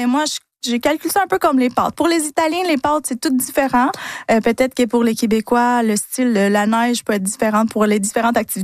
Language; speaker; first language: French; early bilingual, other home language; Spanish